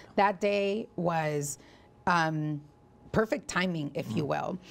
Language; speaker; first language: English; early bilingual, other home language; Spanish